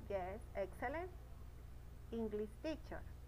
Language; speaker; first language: English; non-native, learner; Spanish